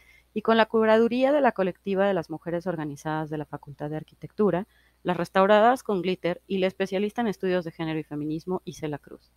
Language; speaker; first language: Spanish; native; Spanish